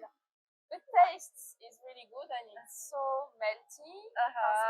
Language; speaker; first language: English; non-native, learner; French